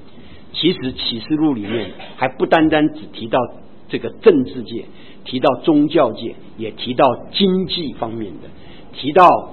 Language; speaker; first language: Chinese; native; Chinese